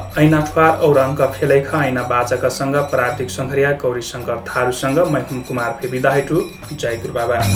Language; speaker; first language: Nepali; native; Nepali